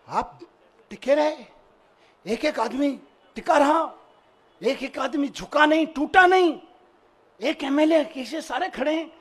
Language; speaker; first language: Hindi; native; Hindi